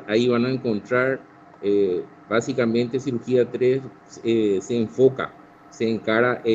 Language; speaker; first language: Spanish; native; Spanish